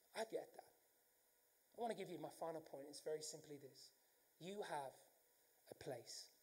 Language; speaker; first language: English; native; English